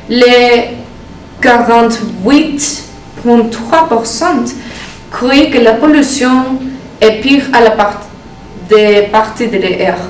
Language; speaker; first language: French; non-native, learner; Spanish